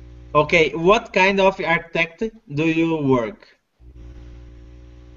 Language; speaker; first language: English; non-native, learner; Portuguese